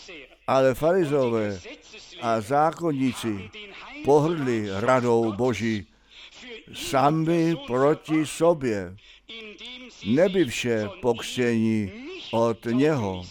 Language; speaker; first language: Czech; non-native, fluent; German